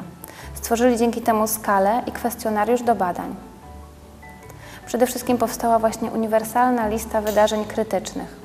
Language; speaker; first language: Polish; native; Polish